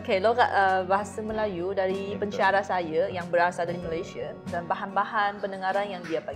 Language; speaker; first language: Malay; non-native, fluent; Chinese